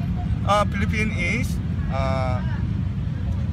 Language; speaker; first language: English; non-native, learner; Korean